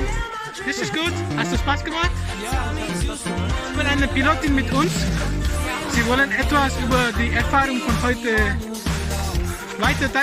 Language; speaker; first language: German; non-native, learner; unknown